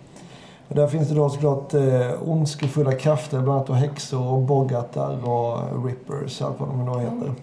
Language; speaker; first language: Swedish; native; Swedish